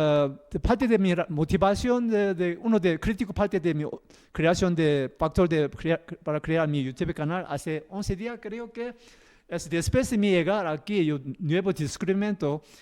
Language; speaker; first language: Spanish; non-native, learner; Korean